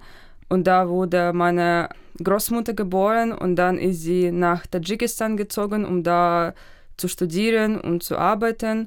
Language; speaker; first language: German; non-native, fluent; Russian